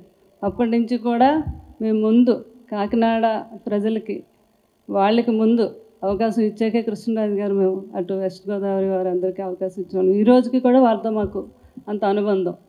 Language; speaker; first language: Telugu; native; Telugu